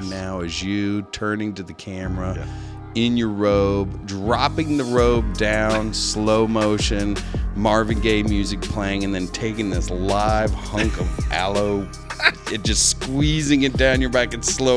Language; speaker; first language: English; native; English